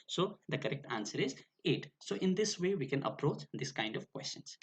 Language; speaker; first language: English; non-native, local second language; Nepali